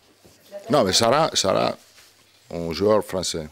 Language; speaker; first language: French; non-native, learner; Italian